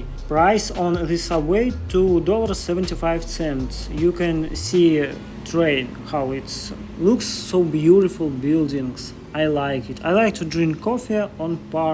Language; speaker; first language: English; non-native, learner; Russian